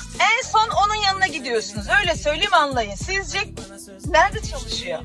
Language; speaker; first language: Turkish; non-native, fluent; French